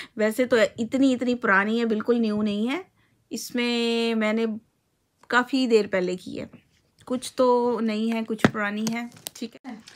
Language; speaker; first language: Urdu; native; Urdu